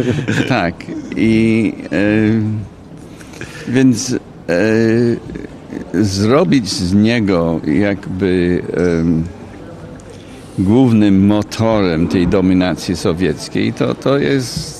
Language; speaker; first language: Polish; non-native, fluent; English